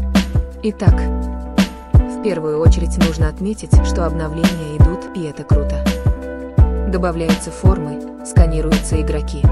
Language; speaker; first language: Russian; native; Russian